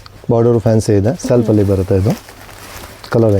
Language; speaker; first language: Kannada; non-native, local second language; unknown